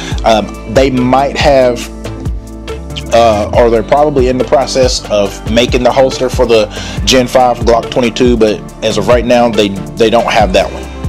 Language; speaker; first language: English; native; English